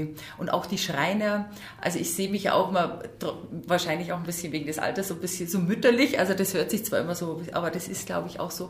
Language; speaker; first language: German; native; German